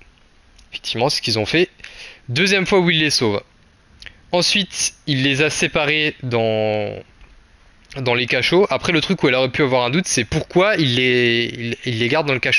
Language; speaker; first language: French; native; French